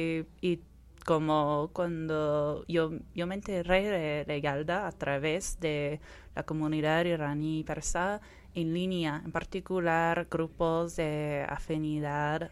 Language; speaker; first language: Spanish; non-native, fluent; English